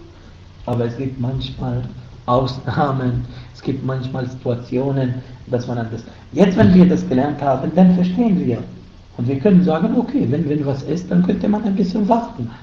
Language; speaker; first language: German; non-native, fluent; Arabic